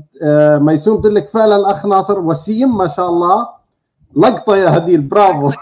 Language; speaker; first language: Arabic; native; Arabic